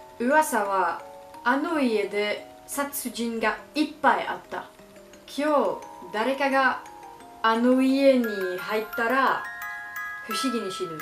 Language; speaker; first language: Japanese; non-native, learner; French